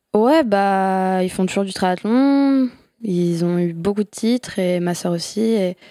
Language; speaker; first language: French; native; French